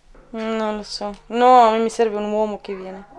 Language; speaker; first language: Italian; non-native, fluent; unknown